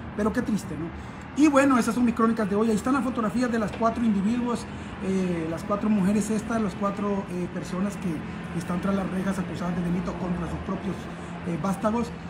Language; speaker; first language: Spanish; native; Spanish